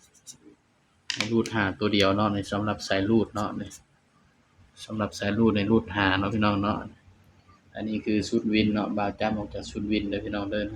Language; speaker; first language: Thai; non-native, local second language; Lao